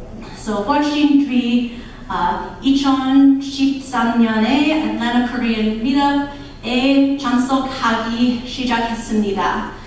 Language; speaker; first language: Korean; non-native, learner; English